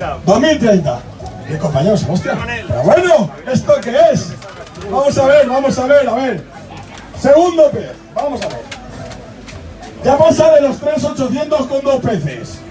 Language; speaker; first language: Spanish; native; Spanish